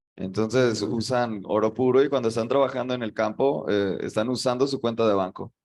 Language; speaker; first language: Spanish; native; Spanish